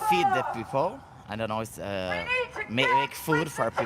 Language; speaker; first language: English; non-native, learner; Portuguese